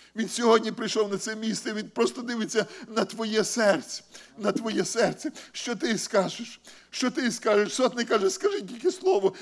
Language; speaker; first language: Ukrainian; native; Ukrainian